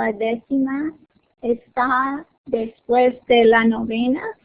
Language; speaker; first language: Spanish; non-native, fluent; English